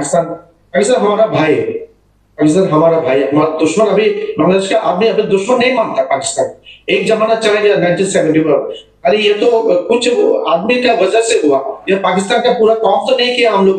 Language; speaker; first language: Hindi; non-native, learner; Bangla